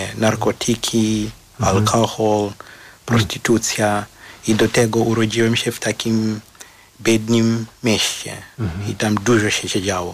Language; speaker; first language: Polish; non-native, fluent; Shona